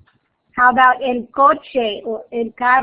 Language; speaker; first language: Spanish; non-native, fluent; English